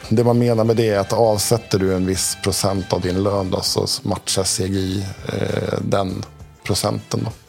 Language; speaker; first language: Swedish; native; Swedish